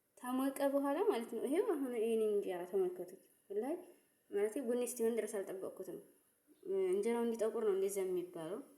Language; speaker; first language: Amharic; native; Amharic